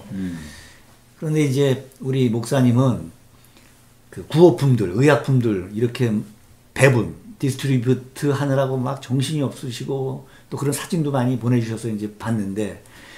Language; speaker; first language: Korean; native; Korean